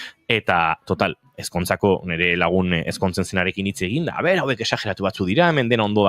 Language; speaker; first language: Basque; native; Basque